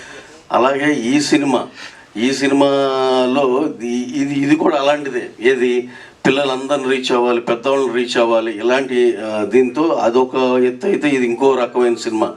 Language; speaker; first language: Telugu; native; Telugu